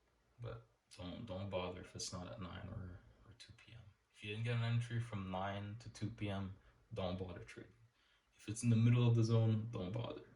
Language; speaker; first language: English; native; English